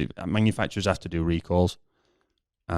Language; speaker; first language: English; native; English